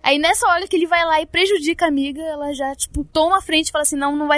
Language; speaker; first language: Portuguese; native; Portuguese